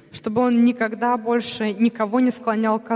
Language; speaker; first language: Russian; native; Russian